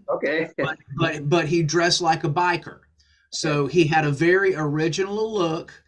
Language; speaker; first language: English; native; English